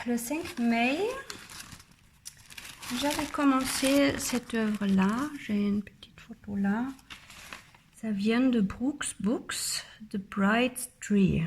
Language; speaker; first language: French; non-native, learner; German